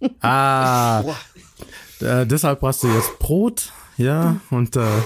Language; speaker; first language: German; non-native, fluent; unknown